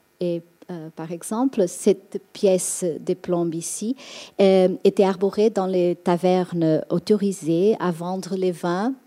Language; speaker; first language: French; non-native, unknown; Portuguese